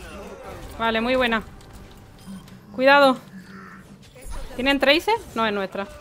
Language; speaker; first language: Spanish; native; Spanish